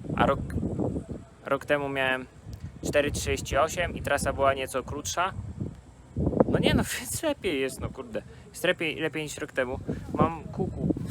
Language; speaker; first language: Polish; native; Polish